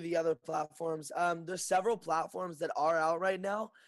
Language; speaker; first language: English; native; English